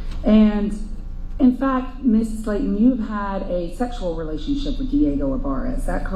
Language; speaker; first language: English; native; English